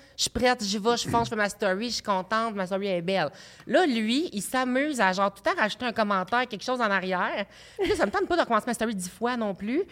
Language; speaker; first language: French; native; French